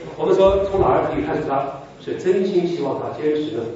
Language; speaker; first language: Chinese; native; Chinese